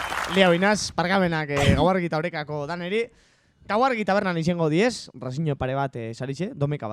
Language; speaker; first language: Basque; native; Basque